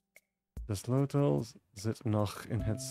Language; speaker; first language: Dutch; non-native, learner; English